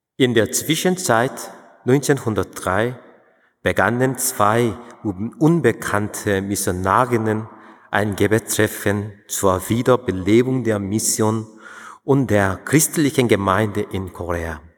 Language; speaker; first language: German; non-native, fluent; Korean